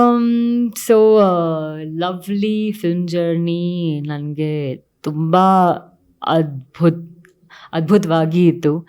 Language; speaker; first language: Kannada; non-native, learner; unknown